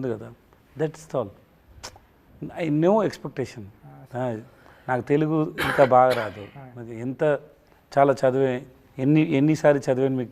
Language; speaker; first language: Telugu; non-native, learner; Tamil